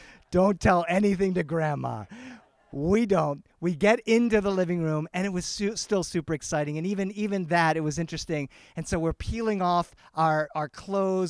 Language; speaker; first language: English; early bilingual, other home language; Spanish